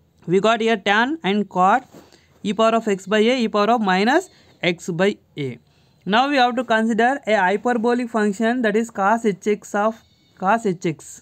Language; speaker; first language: English; non-native, local second language; Telugu